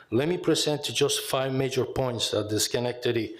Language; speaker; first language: English; non-native, fluent; Italian